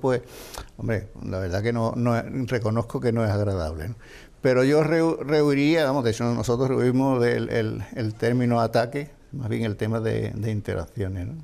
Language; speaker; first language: Spanish; native; Spanish